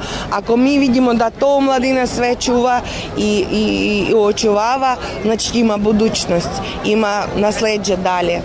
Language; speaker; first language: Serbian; non-native, fluent; Russian